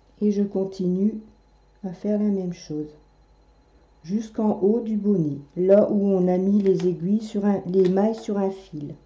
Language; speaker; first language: French; native; French